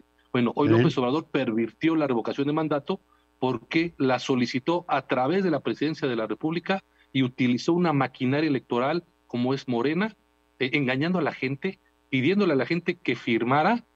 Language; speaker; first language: Spanish; native; Spanish